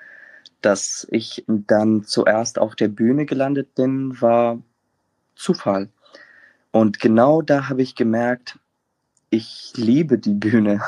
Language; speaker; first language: German; non-native, fluent; Arabic